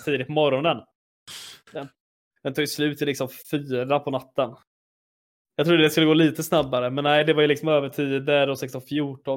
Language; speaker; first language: Swedish; native; Swedish